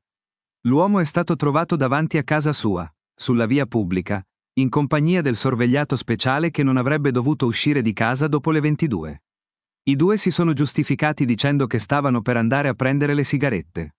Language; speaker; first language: Italian; native; Italian